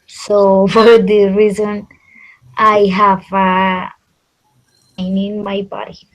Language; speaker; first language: English; non-native, learner; Spanish